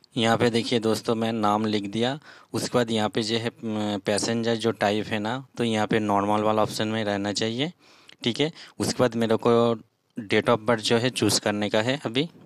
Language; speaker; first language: Hindi; native; Hindi